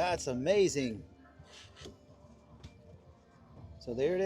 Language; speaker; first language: English; native; English